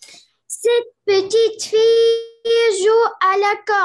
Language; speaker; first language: French; non-native, learner; Arabic